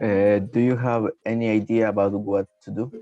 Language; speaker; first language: English; non-native, learner; Spanish